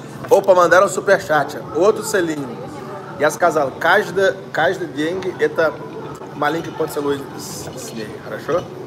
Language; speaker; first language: Russian; non-native, learner; Portuguese